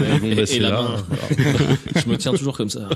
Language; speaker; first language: French; native; French